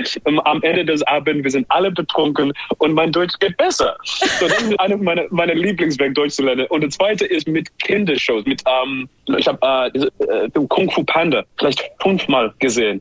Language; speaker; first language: German; non-native, learner; English